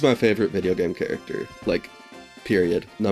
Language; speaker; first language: English; native; English